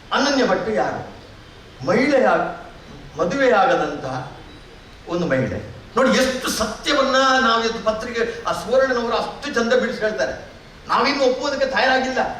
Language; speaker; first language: Kannada; native; Kannada